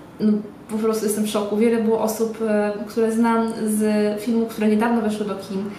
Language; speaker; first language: Polish; native; Polish